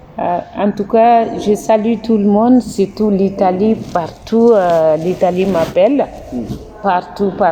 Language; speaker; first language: French; non-native, local second language; Bambara